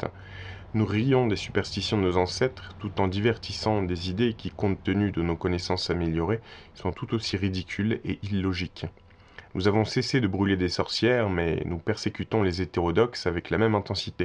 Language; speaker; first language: French; native; French